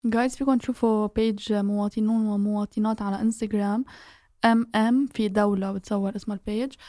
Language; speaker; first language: Arabic; native; Arabic